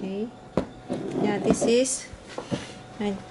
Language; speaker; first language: English; non-native, learner; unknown